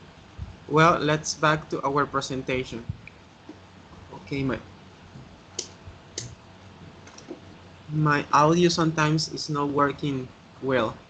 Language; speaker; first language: English; non-native, learner; Spanish